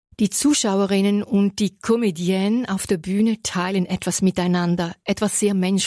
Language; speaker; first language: German; native; German